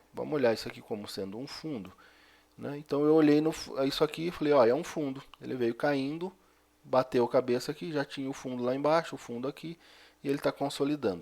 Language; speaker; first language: Portuguese; native; Portuguese